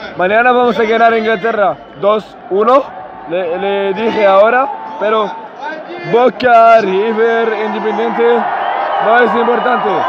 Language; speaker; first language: Spanish; non-native, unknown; Arabic